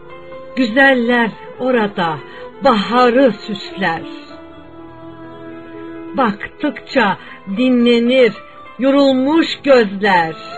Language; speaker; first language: Turkish; native; Turkish